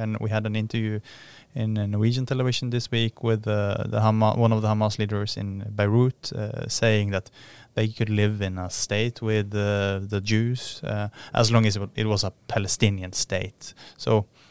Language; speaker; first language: English; non-native, fluent; Norwegian